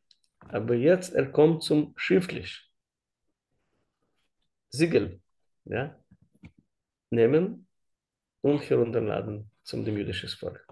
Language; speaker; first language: German; non-native, learner; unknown